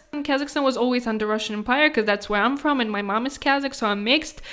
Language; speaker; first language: English; non-native, fluent; Kazakh